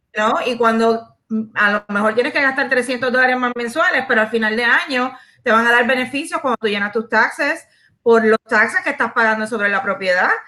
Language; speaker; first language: Spanish; native; Spanish